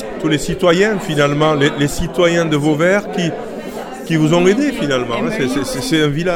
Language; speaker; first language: French; native; French